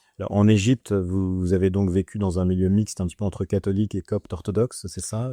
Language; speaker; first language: French; native; French